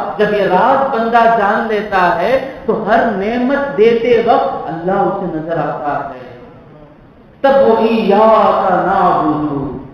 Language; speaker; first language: Urdu; native; Urdu